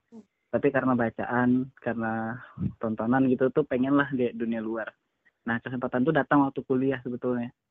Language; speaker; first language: Indonesian; non-native, local second language; Minangkabau